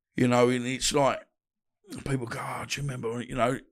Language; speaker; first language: English; native; English